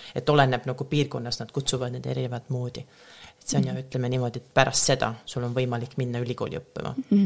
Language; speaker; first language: Estonian; native; Estonian